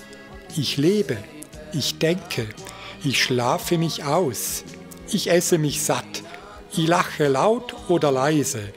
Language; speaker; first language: German; native; German